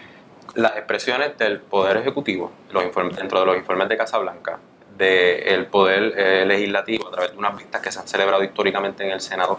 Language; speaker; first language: Spanish; native; Spanish